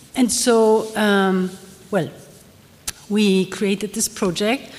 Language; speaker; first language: English; non-native, fluent; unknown